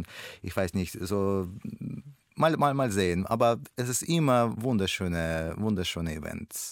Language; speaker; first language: German; non-native, learner; Russian